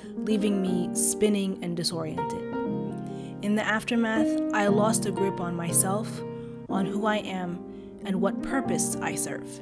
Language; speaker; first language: English; early bilingual, other home language; Arabic